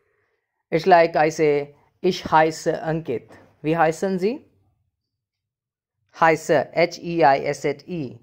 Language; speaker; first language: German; non-native, learner; Hindi